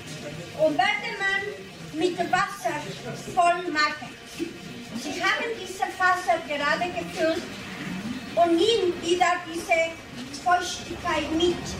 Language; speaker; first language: German; non-native, learner; Spanish